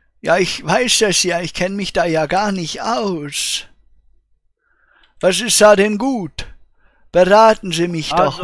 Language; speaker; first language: German; native; German